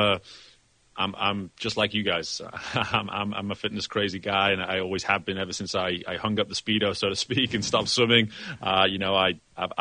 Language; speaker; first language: English; native; English